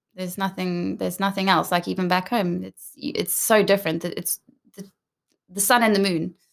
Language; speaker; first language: English; native; English